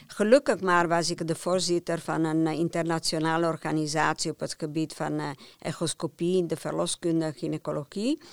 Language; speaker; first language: Dutch; non-native, fluent; Italian